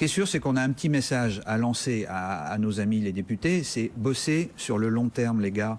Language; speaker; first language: French; native; French